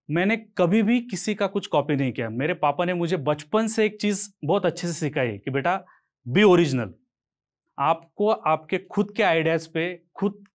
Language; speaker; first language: Hindi; non-native, local second language; Marathi